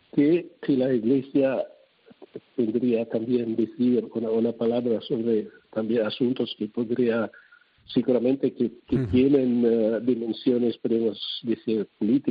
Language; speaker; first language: Spanish; non-native, fluent; Cebuano